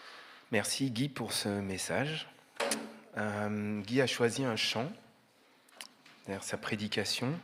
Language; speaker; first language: French; native; French